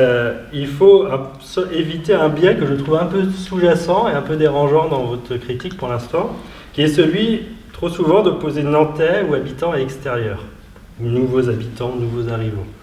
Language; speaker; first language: French; native; French